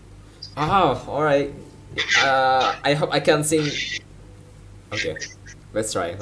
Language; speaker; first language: English; non-native, learner; Indonesian